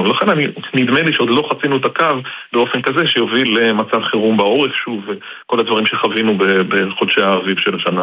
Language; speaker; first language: Hebrew; native; Hebrew